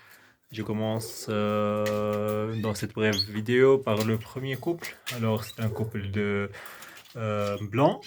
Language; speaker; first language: French; non-native, local second language; Arabic